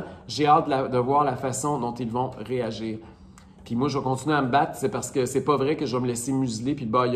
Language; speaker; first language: French; native; French